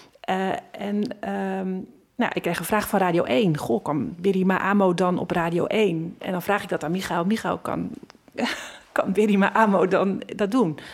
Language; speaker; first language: Dutch; native; Dutch